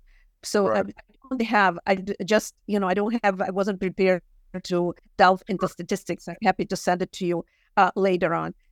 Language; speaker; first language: English; non-native, fluent; Russian